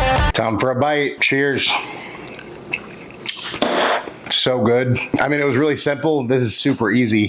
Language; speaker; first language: English; native; English